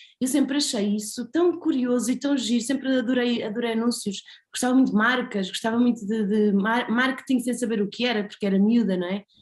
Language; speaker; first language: Portuguese; native; Portuguese